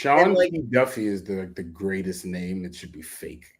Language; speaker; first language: English; native; English